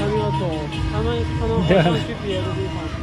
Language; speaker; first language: Chinese; non-native, local second language; Uyghur